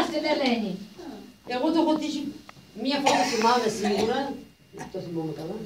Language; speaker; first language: Greek; native; Greek